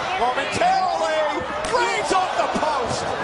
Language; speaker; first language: English; native; English